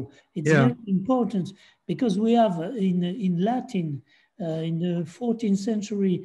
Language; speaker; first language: English; non-native, fluent; French